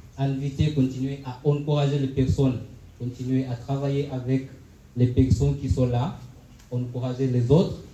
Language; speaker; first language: French; non-native, fluent; Swahili